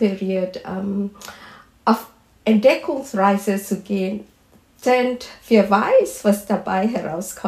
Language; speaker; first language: German; non-native, fluent; Malay